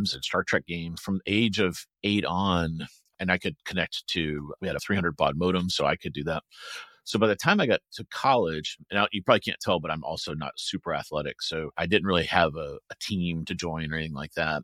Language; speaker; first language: English; native; English